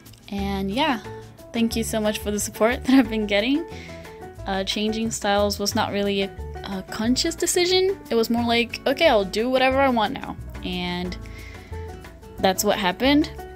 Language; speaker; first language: English; non-native, fluent; Portuguese